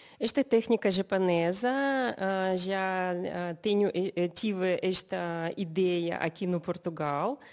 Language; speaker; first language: Portuguese; non-native, learner; Russian